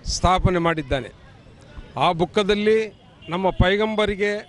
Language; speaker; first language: Kannada; non-native, local second language; Urdu